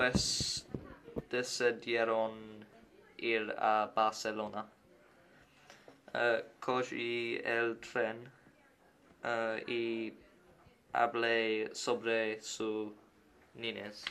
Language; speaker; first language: Spanish; non-native, learner; English